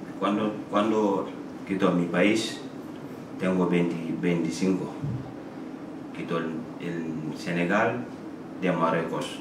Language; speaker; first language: Spanish; non-native, learner; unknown